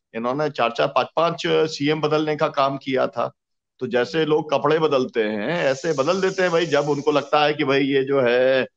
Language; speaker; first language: Hindi; native; Hindi